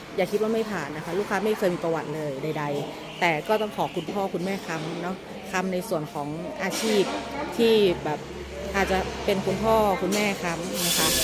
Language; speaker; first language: Thai; native; Thai